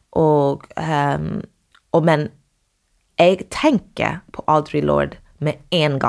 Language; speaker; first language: Norwegian; non-native, fluent; English